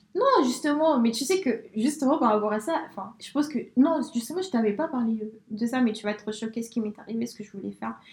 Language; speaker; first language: French; early bilingual, other home language; Spanish